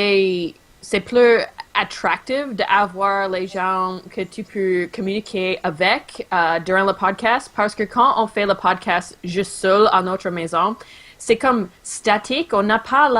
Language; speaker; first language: French; non-native, local second language; English